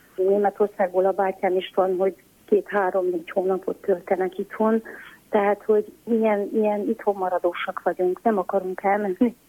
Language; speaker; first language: Hungarian; native; Hungarian